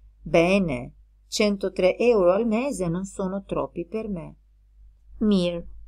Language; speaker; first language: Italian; non-native, fluent; Albanian